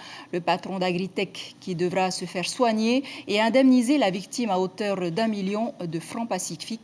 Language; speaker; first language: French; native; French